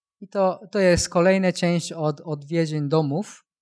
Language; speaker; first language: Polish; non-native, learner; Japanese